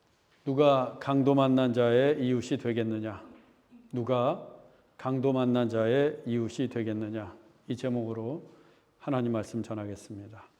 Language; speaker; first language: Korean; native; Korean